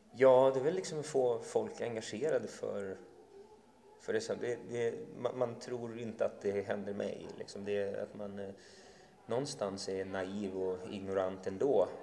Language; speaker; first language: Swedish; early bilingual, other home language; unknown